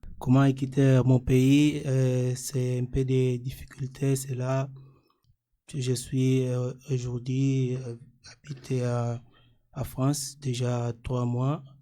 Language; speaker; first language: French; non-native, learner; Portuguese